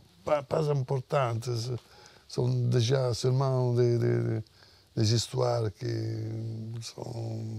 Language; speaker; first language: French; non-native, fluent; Italian